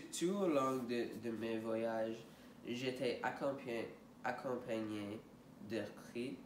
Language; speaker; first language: French; non-native, learner; English